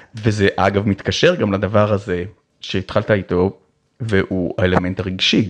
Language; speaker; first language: Hebrew; native; Hebrew